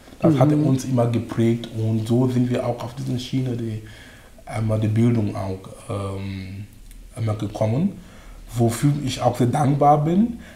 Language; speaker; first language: German; non-native, fluent; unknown